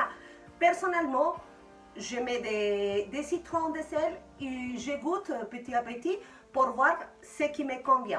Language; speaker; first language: French; non-native, fluent; Spanish